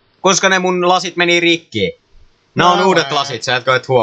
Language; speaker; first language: Finnish; native; Finnish